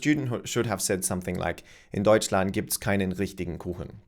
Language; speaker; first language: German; non-native, fluent; English